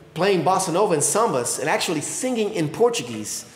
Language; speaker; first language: English; non-native, fluent; Portuguese